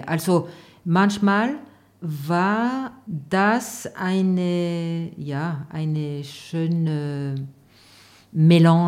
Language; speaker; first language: German; non-native, fluent; French